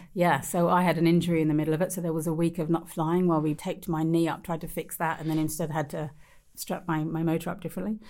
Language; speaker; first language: English; native; English